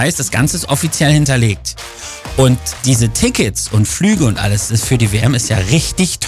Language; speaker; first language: German; native; German